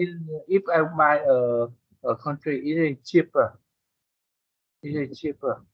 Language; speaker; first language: English; non-native, learner; Vietnamese